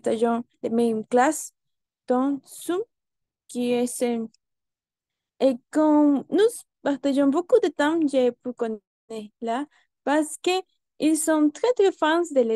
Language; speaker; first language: French; non-native, learner; Spanish